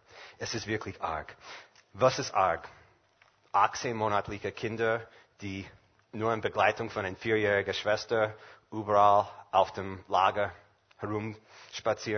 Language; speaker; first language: German; non-native, fluent; English